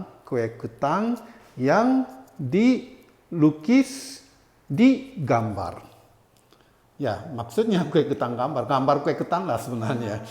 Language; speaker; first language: Indonesian; non-native, fluent; Japanese